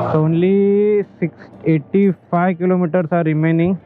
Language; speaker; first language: Hindi; non-native, local second language; Marathi